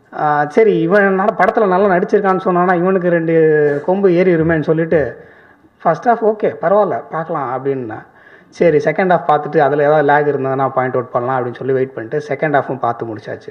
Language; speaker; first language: Tamil; native; Tamil